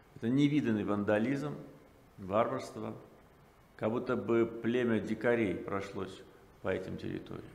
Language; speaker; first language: Russian; non-native, local second language; Azerbaijani